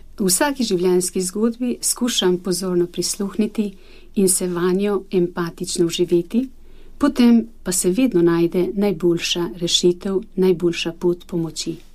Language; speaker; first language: Slovenian; non-native, fluent; Albanian